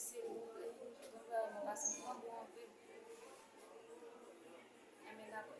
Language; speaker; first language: French; non-native, learner; Haitian Creole